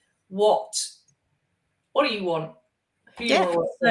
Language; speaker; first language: English; native; English